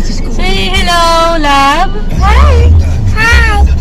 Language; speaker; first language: English; non-native, local second language; Filipino